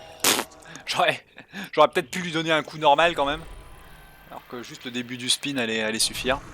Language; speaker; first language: French; native; French